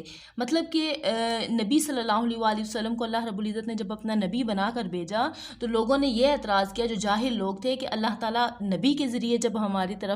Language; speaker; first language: Urdu; native; Urdu